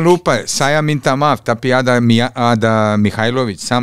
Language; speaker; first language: Indonesian; non-native, fluent; Serbian